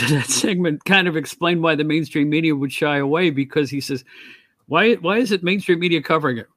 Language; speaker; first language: English; native; English